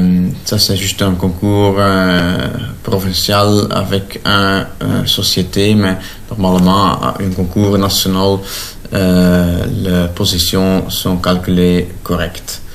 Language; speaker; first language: French; non-native, local second language; Dutch